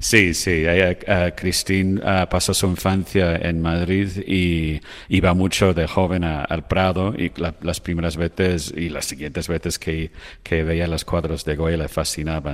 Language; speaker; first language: Spanish; non-native, fluent; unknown